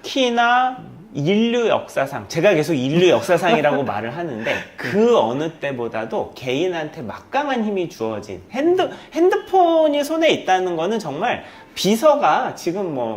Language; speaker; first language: Korean; native; Korean